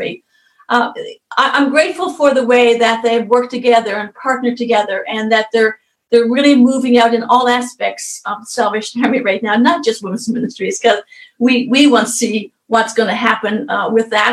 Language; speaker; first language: English; native; English